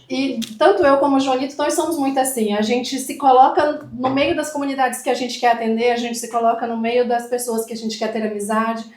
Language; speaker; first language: Portuguese; native; Portuguese